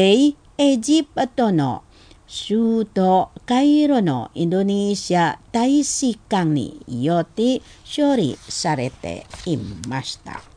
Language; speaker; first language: Japanese; non-native, fluent; Indonesian